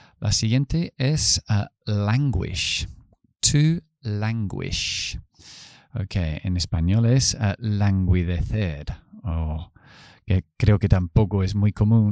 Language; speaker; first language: Spanish; non-native, fluent; English